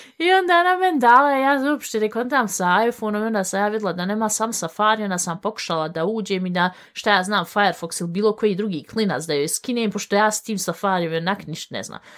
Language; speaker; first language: Bosnian; early bilingual, heritage; Bosnian